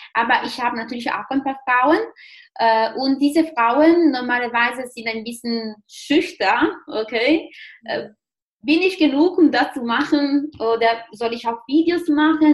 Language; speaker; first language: German; non-native, fluent; Italian